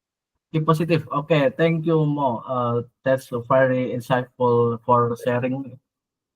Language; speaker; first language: English; non-native, learner; Indonesian